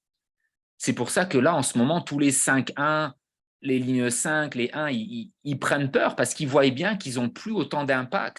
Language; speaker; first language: French; native; French